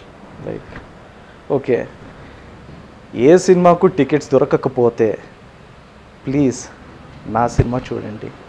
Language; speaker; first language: Telugu; non-native, learner; Kannada